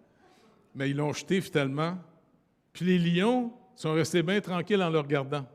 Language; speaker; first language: French; native; French